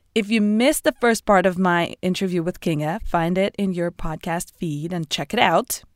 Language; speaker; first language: English; non-native, fluent; Russian